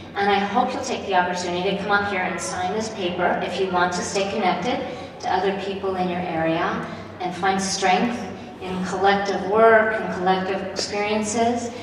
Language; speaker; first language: English; native; English